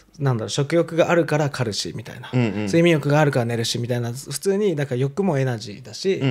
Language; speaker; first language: Japanese; early bilingual, heritage; Japanese